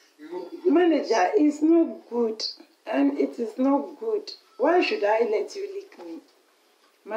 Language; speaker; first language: English; non-native, local second language; Akan